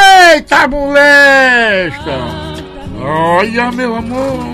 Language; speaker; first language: Portuguese; native; Portuguese